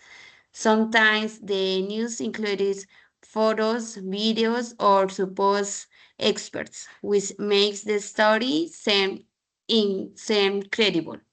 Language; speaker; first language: English; non-native, learner; Spanish